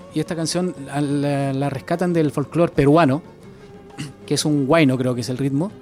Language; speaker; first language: Spanish; native; Spanish